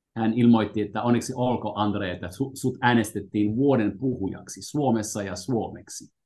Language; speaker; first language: Finnish; non-native, fluent; French